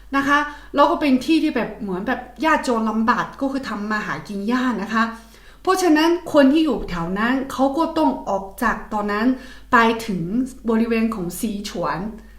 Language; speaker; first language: Thai; non-native, fluent; Chinese